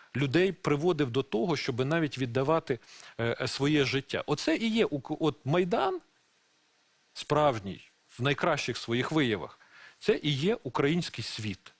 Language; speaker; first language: Ukrainian; non-native, local second language; Russian